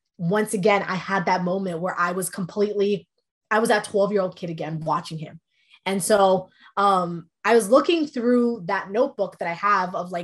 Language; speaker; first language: English; early bilingual, other home language; Spanish